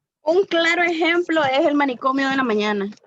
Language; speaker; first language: Spanish; native; Spanish